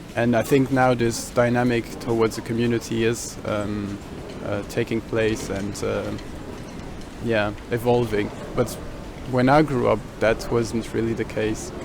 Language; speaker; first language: English; early bilingual, other home language; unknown